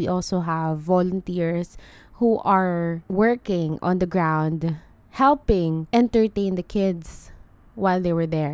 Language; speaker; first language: English; non-native, local second language; Filipino